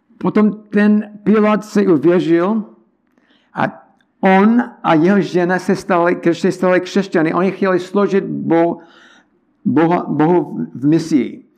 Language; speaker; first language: Czech; non-native, learner; English